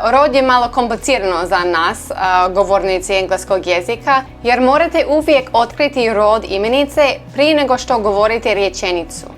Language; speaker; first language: Croatian; non-native, learner; English